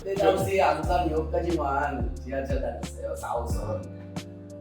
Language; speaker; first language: Korean; non-native, fluent; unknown